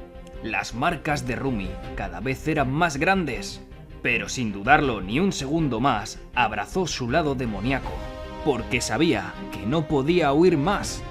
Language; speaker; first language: Spanish; native; Spanish